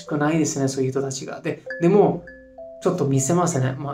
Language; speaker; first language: Japanese; non-native, fluent; Hindi